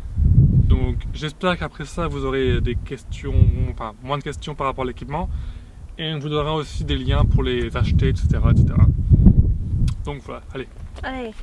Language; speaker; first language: French; native; French